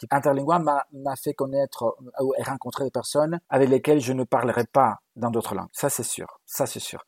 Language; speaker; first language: French; non-native, fluent; Galician